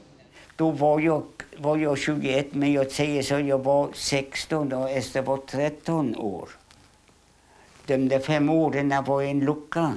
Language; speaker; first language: Swedish; non-native, fluent; Polish